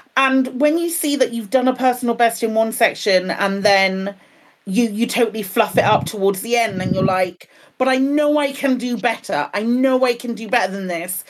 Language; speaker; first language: English; native; English